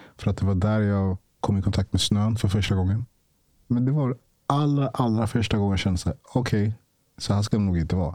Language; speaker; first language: Swedish; early bilingual, other home language; Ganda